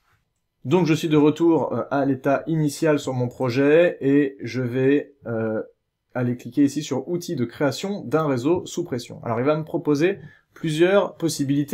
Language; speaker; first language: French; native; French